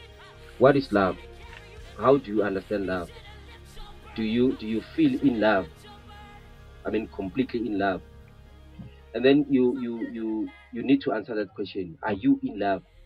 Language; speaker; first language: English; non-native, local second language; Northern Sotho